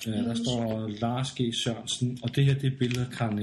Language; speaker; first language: Danish; native; Danish